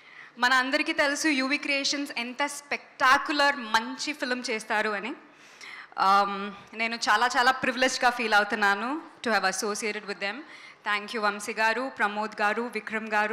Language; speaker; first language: Telugu; non-native, learner; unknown